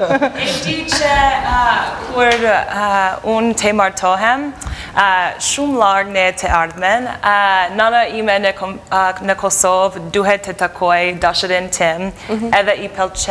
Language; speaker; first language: Albanian; non-native, learner; English